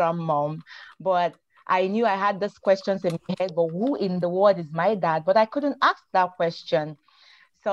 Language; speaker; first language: English; non-native, local second language; Igbo